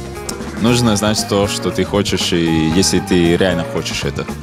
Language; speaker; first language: Russian; non-native, fluent; Latvian